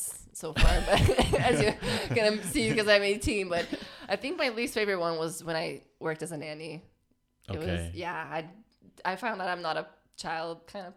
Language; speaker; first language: English; non-native, fluent; Portuguese